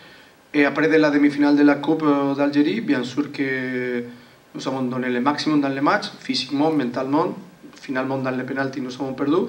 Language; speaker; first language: French; non-native, learner; Spanish